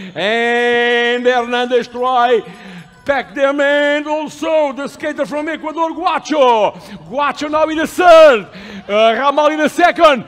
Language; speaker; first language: English; non-native, learner; Portuguese